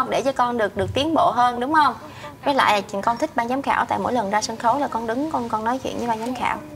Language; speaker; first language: Vietnamese; native; Vietnamese